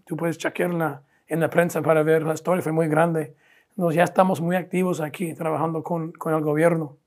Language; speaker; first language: Spanish; non-native, fluent; English